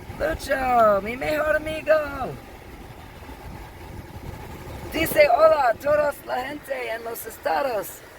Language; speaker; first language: Spanish; non-native, learner; English